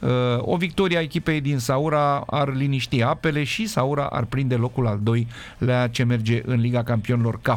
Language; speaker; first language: Romanian; native; Romanian